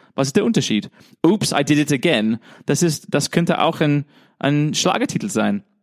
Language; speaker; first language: German; non-native, fluent; English